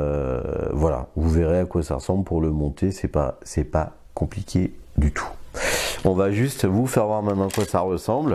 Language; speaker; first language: French; native; French